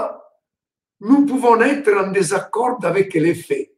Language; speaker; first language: French; non-native, fluent; Italian